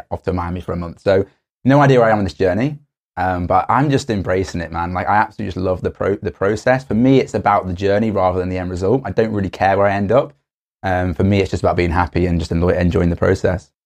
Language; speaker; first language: English; native; English